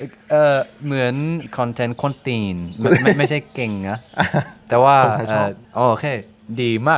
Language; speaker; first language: Thai; non-native, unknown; English